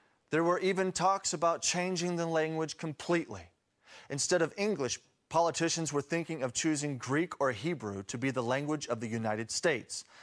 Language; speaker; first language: English; native; English